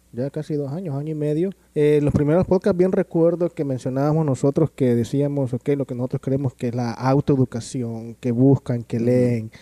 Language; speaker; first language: Spanish; native; Spanish